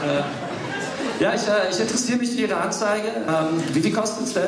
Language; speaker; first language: German; early bilingual, other home language; English